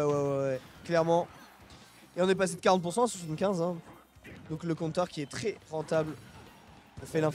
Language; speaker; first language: French; native; French